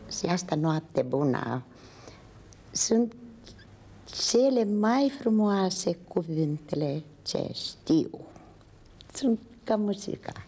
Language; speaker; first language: Romanian; non-native, learner; Finnish